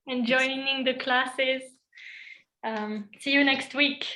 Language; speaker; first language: English; non-native, fluent; French